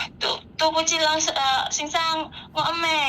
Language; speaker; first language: Cantonese; non-native, learner; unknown